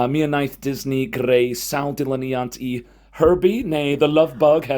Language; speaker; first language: Welsh; non-native, fluent; English